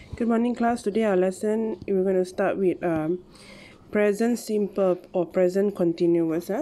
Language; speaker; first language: English; non-native, local second language; Malay